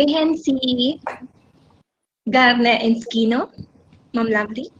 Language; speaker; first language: German; non-native, learner; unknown